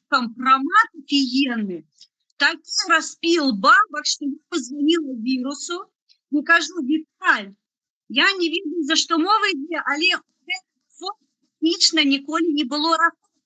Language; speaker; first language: Belarusian; non-native, local second language; Russian